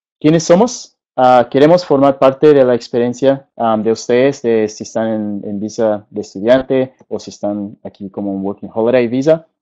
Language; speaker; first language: Spanish; early bilingual, heritage; Spanish